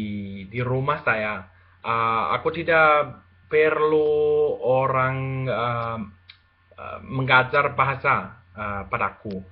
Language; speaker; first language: Indonesian; non-native, learner; Spanish